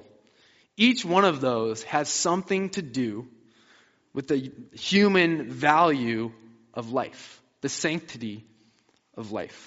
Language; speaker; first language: English; native; English